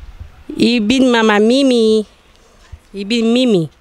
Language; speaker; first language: German; non-native, learner; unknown